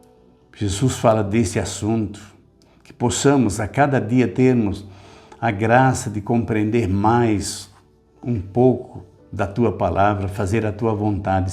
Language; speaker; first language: Portuguese; native; Portuguese